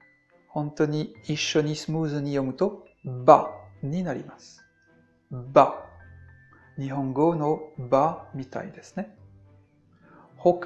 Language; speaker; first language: Japanese; non-native, fluent; French